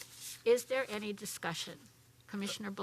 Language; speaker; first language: English; native; English